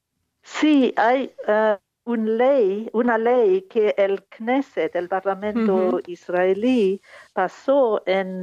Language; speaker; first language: Spanish; non-native, fluent; English